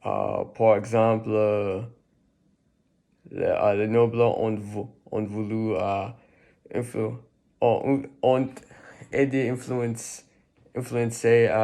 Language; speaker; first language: French; non-native, learner; English